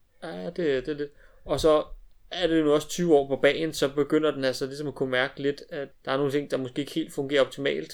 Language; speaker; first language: Danish; native; Danish